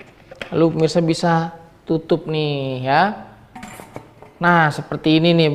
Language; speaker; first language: Indonesian; native; Indonesian